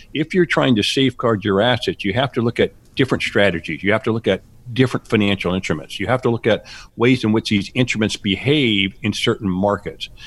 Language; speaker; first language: English; native; English